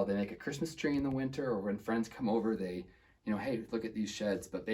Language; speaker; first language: English; native; English